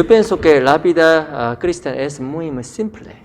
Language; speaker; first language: Spanish; non-native, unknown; Korean